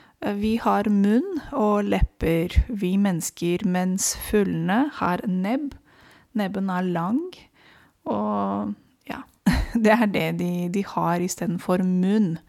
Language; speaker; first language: Norwegian; non-native, fluent; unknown